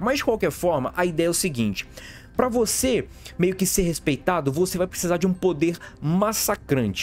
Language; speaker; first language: Portuguese; native; Portuguese